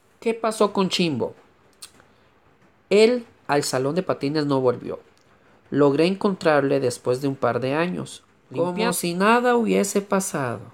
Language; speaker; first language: Spanish; native; Spanish